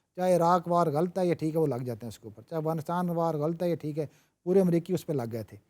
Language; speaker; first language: Urdu; non-native, local second language; Punjabi